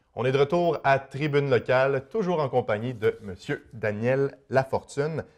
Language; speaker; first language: French; native; French